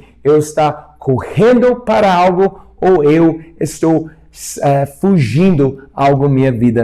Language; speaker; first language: Portuguese; non-native, fluent; English